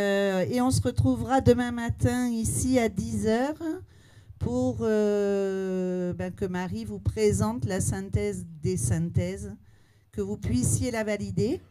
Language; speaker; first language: French; native; French